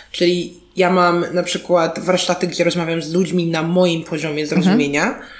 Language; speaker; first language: Polish; native; Polish